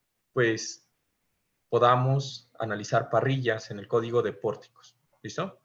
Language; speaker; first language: Spanish; native; Spanish